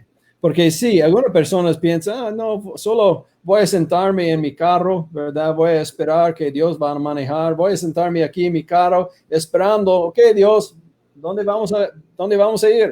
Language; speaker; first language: Spanish; non-native, fluent; English